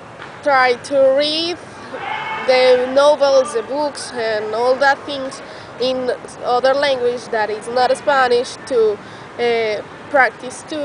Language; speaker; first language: English; non-native, learner; Spanish